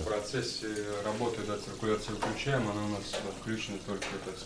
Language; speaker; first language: Russian; native; Russian